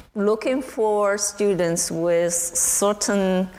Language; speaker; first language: English; non-native, fluent; Chinese